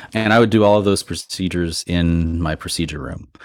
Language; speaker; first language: English; native; English